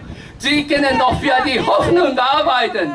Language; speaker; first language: German; non-native, fluent; Japanese